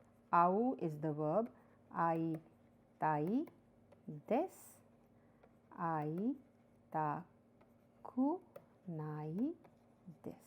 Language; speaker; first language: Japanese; non-native, fluent; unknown